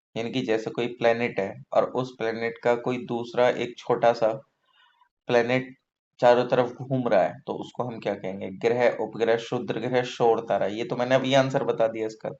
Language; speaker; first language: Hindi; native; Hindi